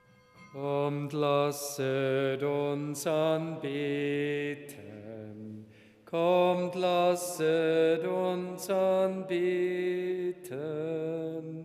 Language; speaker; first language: German; native; German